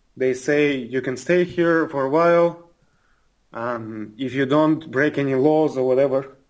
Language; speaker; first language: English; non-native, fluent; Russian